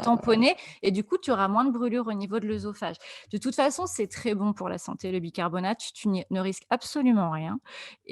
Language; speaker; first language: French; native; French